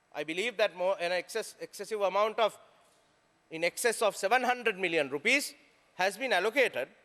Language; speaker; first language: English; non-native, local second language; Sinhala